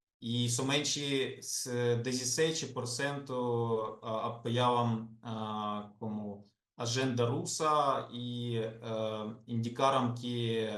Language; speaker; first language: Portuguese; non-native, fluent; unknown